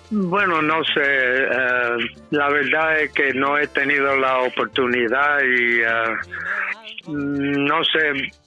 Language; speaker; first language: Spanish; non-native, fluent; English